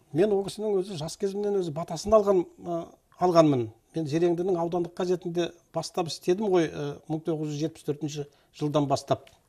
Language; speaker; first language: Kazakh; native; Kazakh